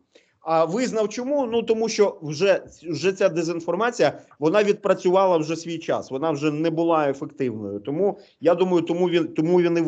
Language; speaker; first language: Ukrainian; native; Ukrainian